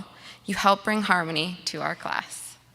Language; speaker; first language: English; native; English